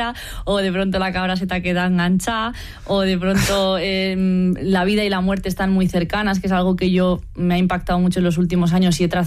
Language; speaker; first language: Spanish; native; Spanish